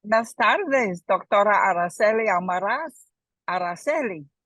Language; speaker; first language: Spanish; non-native, fluent; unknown